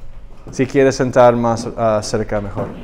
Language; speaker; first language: Spanish; non-native, learner; English